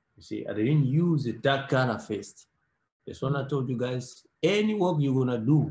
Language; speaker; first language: English; non-native, learner; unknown